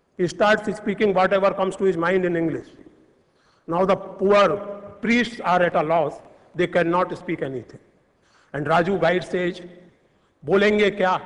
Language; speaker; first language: English; non-native, local second language; Hindi